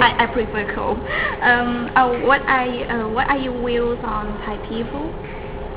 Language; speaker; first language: English; non-native, learner; Thai